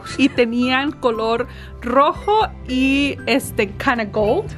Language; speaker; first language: Spanish; early bilingual, heritage; Spanish